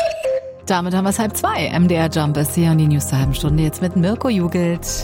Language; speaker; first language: German; native; German